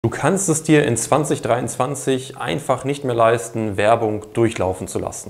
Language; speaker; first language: German; native; German